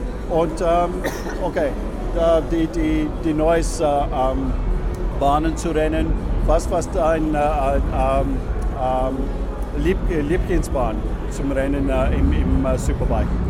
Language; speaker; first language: German; non-native, learner; English